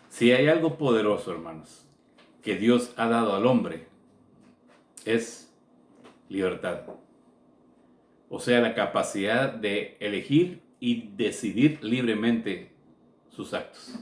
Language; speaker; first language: Spanish; native; Spanish